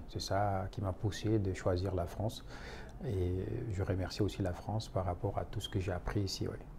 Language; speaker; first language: French; non-native, local second language; Wolof